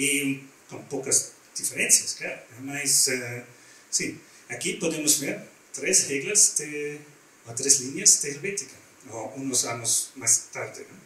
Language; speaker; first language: Portuguese; non-native, learner; German